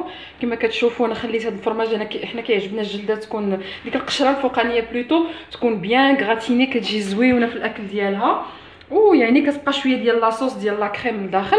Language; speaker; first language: Arabic; native; Arabic